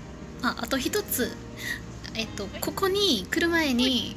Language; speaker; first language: Japanese; non-native, learner; Thai